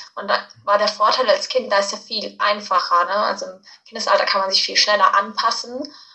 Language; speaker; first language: German; early bilingual, other home language; Punjabi